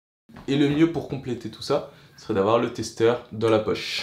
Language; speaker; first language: French; native; French